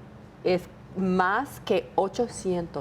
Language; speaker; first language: Spanish; non-native, learner; English